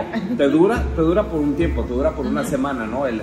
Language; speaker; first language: Spanish; native; Spanish